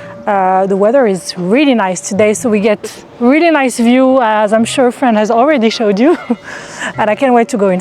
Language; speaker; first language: English; non-native, fluent; Arabic